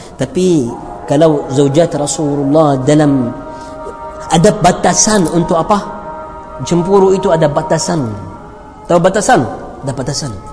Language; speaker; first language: Indonesian; non-native, learner; Arabic